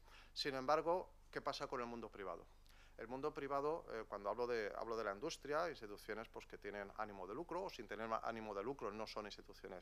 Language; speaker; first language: Spanish; native; Spanish